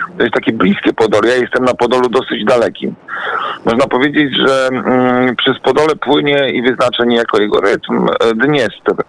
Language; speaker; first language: Polish; native; Polish